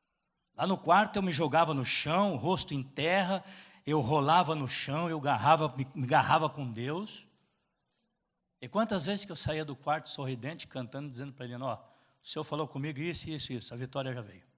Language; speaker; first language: Portuguese; native; Portuguese